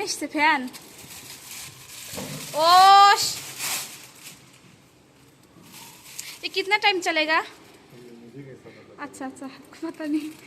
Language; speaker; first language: Hindi; non-native, local second language; Bangla